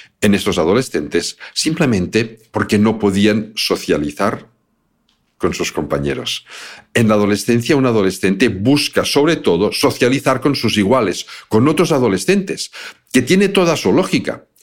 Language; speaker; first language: Spanish; native; Spanish